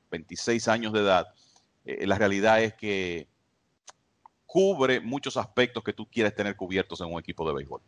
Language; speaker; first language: Spanish; native; Spanish